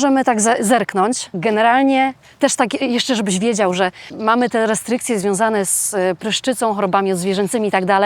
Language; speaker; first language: Polish; native; Polish